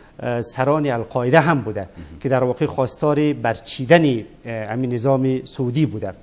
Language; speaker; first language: Persian; native; Persian